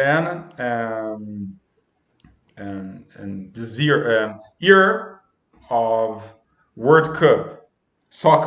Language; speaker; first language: English; non-native, learner; Portuguese